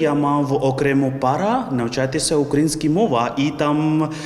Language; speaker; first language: Ukrainian; non-native, learner; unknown